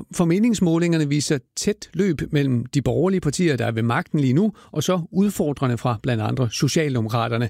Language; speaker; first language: Danish; native; Danish